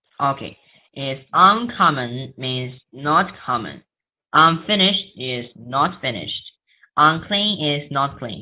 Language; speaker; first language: English; non-native, learner; Chinese